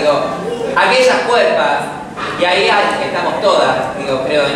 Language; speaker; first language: Spanish; native; Spanish